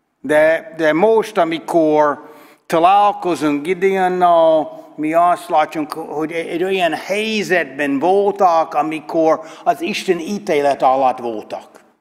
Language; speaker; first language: Hungarian; non-native, learner; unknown